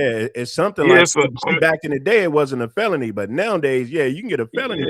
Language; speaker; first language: English; native; English